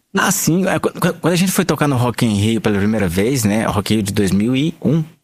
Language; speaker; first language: Portuguese; native; Portuguese